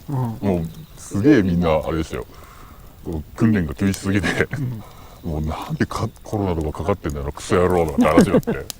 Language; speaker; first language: Japanese; native; Japanese